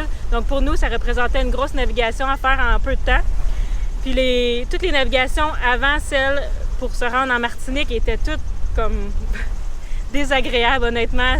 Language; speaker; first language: French; native; French